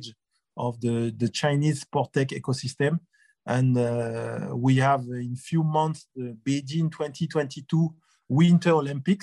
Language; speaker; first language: English; non-native, fluent; French